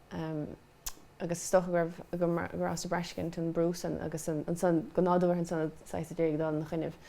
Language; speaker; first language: Irish; native; Irish